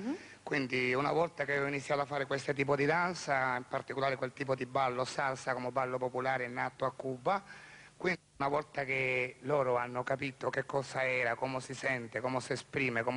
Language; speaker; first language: Italian; non-native, fluent; Spanish